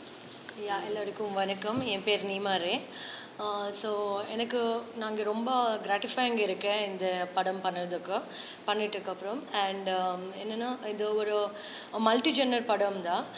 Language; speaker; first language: Tamil; non-native, learner; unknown